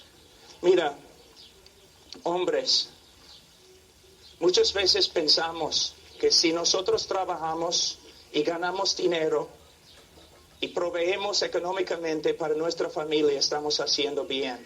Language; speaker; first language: Spanish; non-native, fluent; English